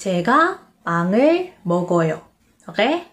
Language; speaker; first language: Korean; non-native, fluent; Indonesian